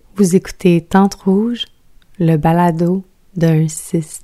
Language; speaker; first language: French; native; French